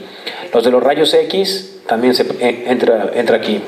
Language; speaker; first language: Spanish; native; Spanish